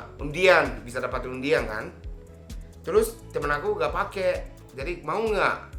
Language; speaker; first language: Indonesian; non-native, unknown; Japanese